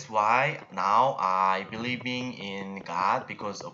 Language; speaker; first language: English; non-native, learner; Korean